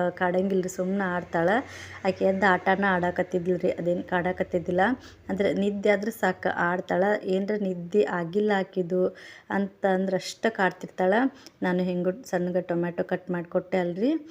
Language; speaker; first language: Kannada; native; Kannada